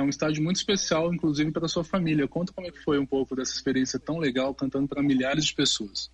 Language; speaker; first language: Portuguese; native; Portuguese